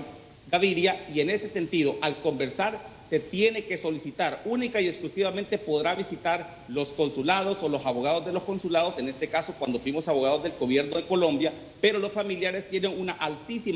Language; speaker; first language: Spanish; native; Spanish